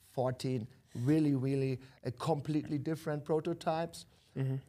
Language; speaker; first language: English; non-native, learner; German